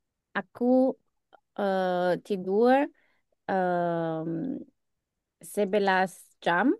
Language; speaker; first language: Indonesian; non-native, learner; English